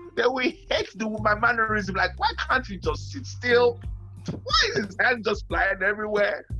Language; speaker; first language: English; non-native, local second language; Yoruba